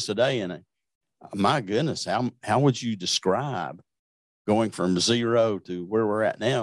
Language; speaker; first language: English; native; English